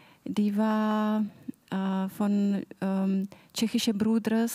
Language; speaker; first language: German; non-native, fluent; Czech